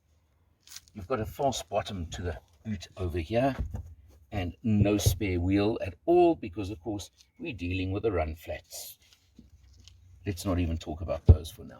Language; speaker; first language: English; native; English